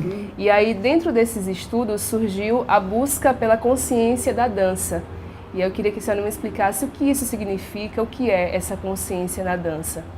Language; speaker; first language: Portuguese; native; Portuguese